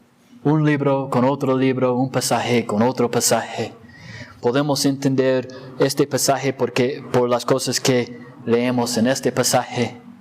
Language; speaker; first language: Spanish; non-native, fluent; English